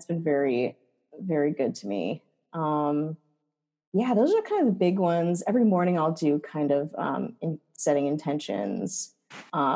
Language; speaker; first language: English; native; English